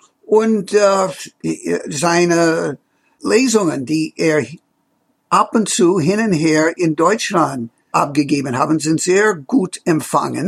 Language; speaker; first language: German; non-native, fluent; English